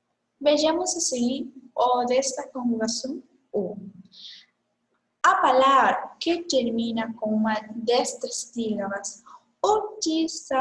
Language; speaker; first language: Portuguese; non-native, fluent; Spanish